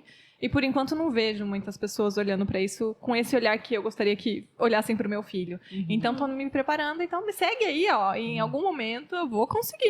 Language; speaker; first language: Portuguese; native; Portuguese